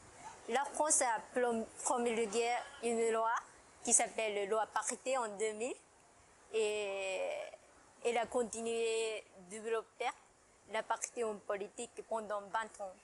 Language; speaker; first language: French; non-native, fluent; Japanese